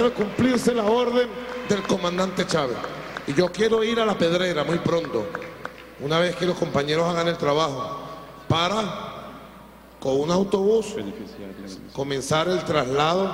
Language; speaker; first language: Spanish; native; Spanish